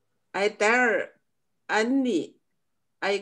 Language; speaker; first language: English; non-native, learner; Chinese